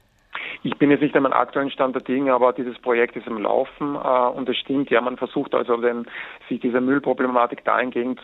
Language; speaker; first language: German; native; German